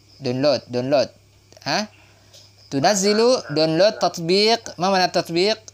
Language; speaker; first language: Arabic; non-native, fluent; Indonesian